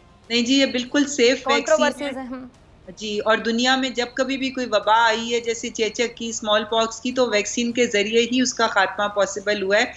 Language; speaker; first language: Urdu; native; Urdu